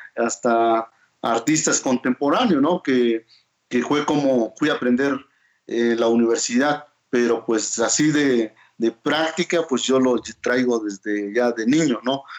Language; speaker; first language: Spanish; non-native, local second language; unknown